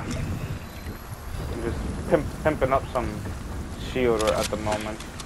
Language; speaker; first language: English; early bilingual, other home language; Spanish